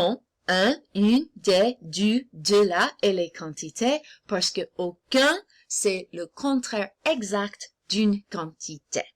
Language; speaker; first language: French; non-native, fluent; English